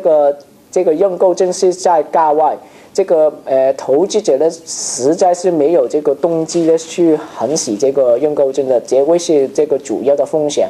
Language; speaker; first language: Chinese; non-native, local second language; Cantonese